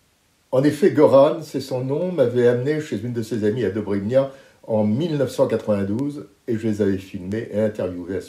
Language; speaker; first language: French; native; French